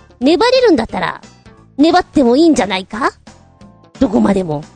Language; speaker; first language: Japanese; native; Japanese